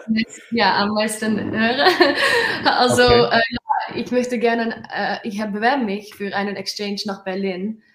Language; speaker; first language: German; non-native, learner; Dutch